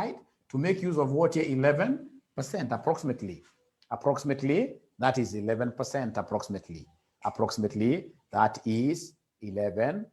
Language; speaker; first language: English; non-native, local second language; Swahili